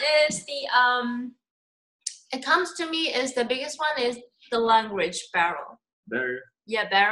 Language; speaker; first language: English; non-native, fluent; Chinese